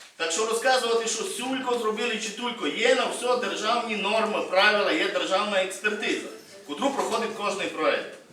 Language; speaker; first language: Ukrainian; native; Ukrainian